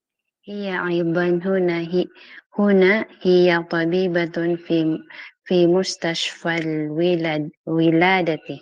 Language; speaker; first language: Arabic; non-native, learner; Filipino